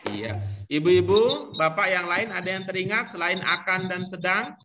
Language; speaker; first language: Indonesian; native; Indonesian